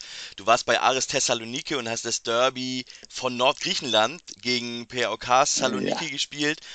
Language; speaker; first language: German; native; German